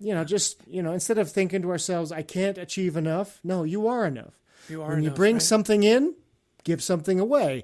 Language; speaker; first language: English; native; English